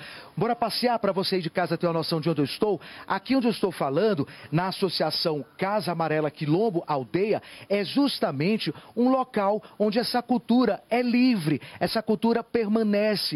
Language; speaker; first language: Portuguese; native; Portuguese